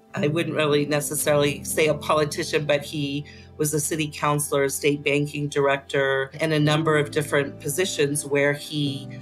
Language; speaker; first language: English; native; English